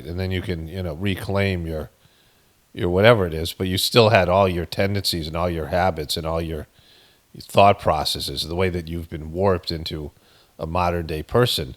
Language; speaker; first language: English; native; English